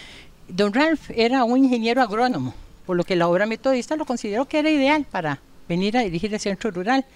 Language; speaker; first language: Spanish; native; Spanish